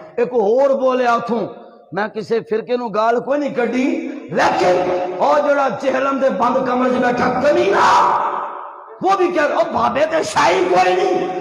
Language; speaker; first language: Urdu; non-native, local second language; Punjabi